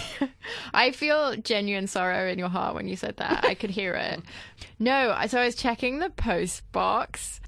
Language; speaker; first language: English; native; English